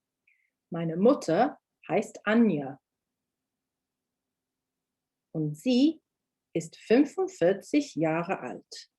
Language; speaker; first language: German; non-native, fluent; English